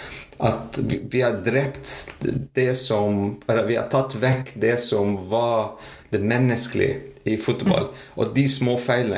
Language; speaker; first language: Norwegian; non-native, fluent; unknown